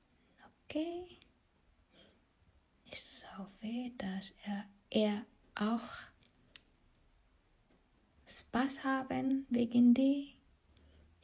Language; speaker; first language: German; non-native, learner; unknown